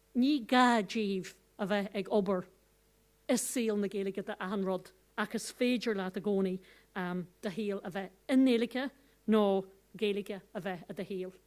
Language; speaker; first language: Irish; non-native, local second language; English